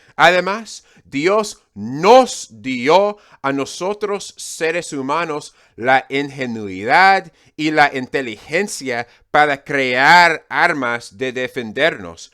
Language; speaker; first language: Spanish; non-native, fluent; English